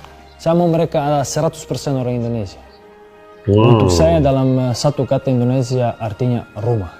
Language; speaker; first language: Indonesian; non-native, fluent; Serbian